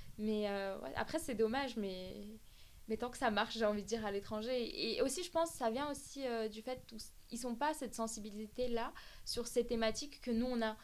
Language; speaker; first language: French; early bilingual, other home language; Armenian